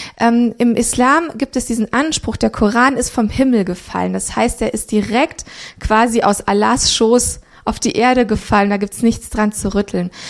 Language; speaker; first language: German; early bilingual, other home language; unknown